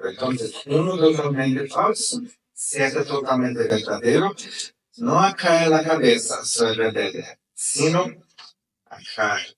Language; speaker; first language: Spanish; non-native, fluent; Portuguese